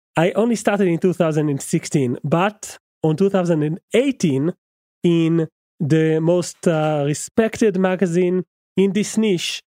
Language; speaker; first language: English; non-native, fluent; Hebrew